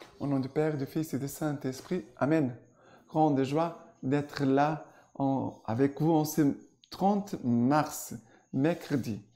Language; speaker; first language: French; non-native, fluent; Portuguese